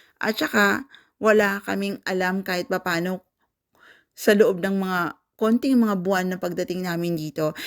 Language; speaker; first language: Filipino; non-native, local second language; Cebuano